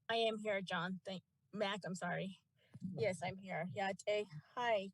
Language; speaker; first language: English; native; English